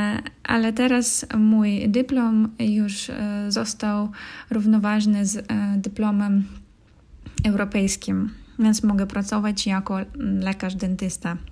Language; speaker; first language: Polish; non-native, fluent; Russian